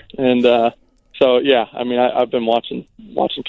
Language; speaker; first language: English; native; English